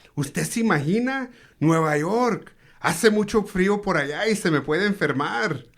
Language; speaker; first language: Spanish; early bilingual, heritage; Spanish